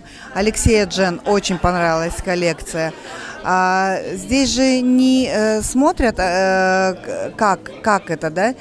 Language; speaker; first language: Russian; native; Russian